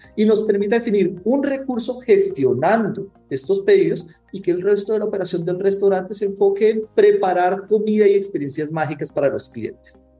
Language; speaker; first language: Spanish; native; Spanish